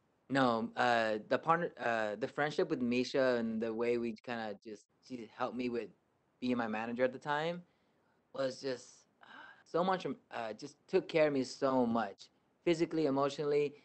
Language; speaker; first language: English; early bilingual, other home language; Spanish